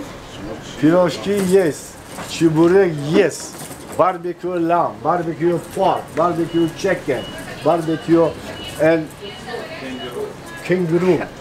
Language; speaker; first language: English; non-native, learner; Russian